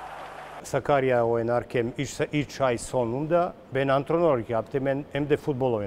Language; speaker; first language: Turkish; non-native, learner; Serbian